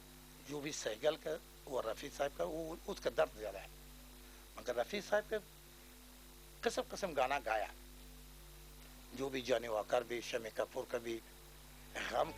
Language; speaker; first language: Hindi; non-native, learner; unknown